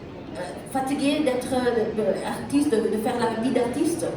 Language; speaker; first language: French; non-native, local second language; German